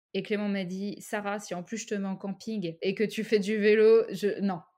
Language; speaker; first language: French; native; French